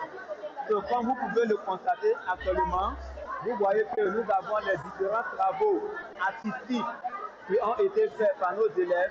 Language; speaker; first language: French; non-native, fluent; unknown